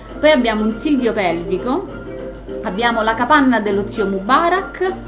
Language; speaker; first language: Italian; native; Italian